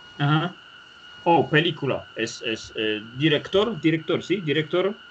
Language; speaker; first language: Spanish; non-native, learner; Polish